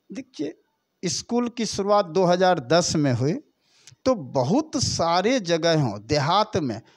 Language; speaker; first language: Hindi; native; Hindi